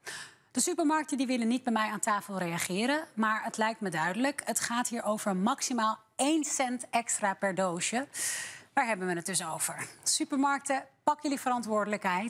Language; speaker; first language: Dutch; native; Dutch